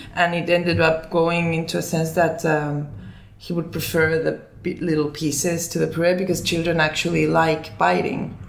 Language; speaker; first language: English; early bilingual, other home language; Finnish